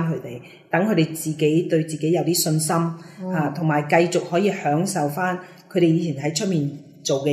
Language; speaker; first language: Cantonese; native; Cantonese